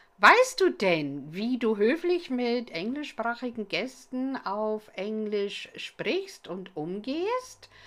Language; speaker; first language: German; non-native, fluent; English